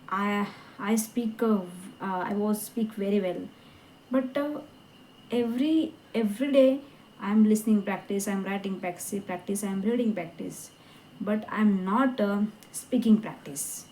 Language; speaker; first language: English; non-native, learner; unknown